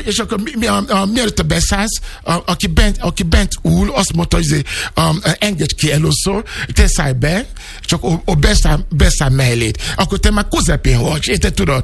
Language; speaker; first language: Hungarian; non-native, fluent; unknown